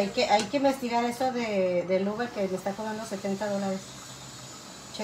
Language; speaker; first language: Spanish; native; Spanish